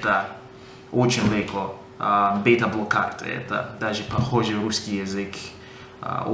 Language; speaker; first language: Russian; non-native, fluent; English